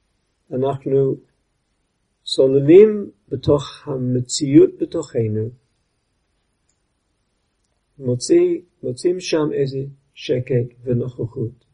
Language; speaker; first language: Hebrew; non-native, fluent; English